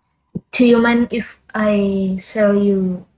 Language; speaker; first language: English; non-native, learner; Indonesian